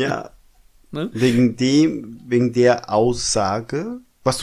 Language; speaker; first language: German; non-native, fluent; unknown